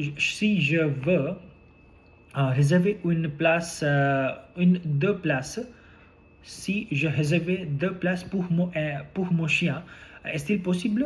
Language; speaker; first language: French; non-native, learner; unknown